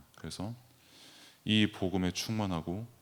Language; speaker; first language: Korean; native; Korean